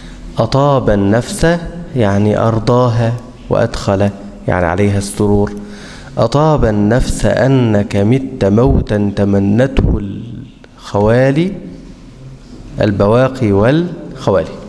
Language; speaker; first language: Arabic; native; Arabic